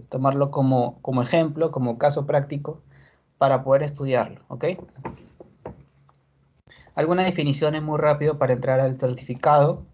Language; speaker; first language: Spanish; native; Spanish